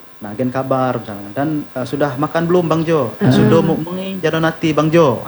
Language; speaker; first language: Indonesian; non-native, local second language; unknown